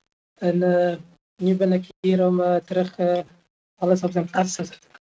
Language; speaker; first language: Dutch; non-native, fluent; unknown